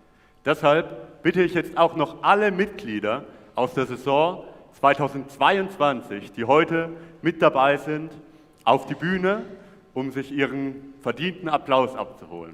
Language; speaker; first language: German; native; German